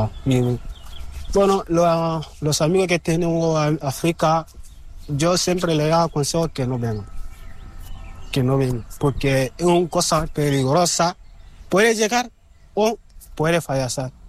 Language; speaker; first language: Spanish; non-native, learner; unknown